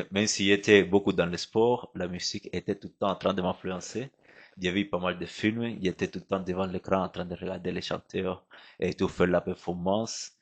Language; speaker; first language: French; non-native, fluent; Spanish